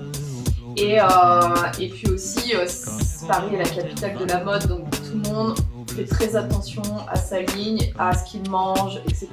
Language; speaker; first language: French; native; French